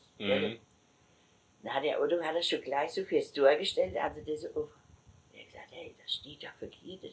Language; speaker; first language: German; native; German